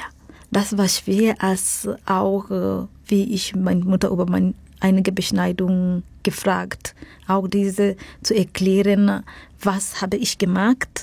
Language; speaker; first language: German; non-native, fluent; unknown